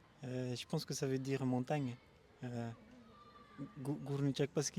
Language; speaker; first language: French; non-native, local second language; Malagasy